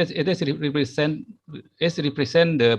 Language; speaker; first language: English; non-native, fluent; Indonesian